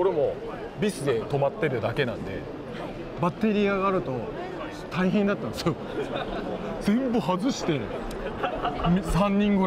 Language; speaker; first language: Japanese; native; Japanese